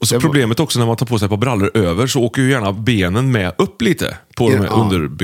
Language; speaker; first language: Swedish; native; Swedish